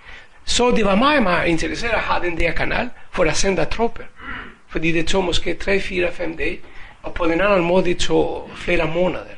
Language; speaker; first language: Danish; non-native, fluent; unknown